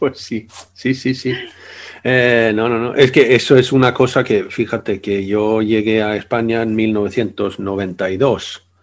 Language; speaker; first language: Spanish; non-native, fluent; Swedish